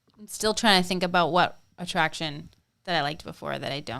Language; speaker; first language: English; native; English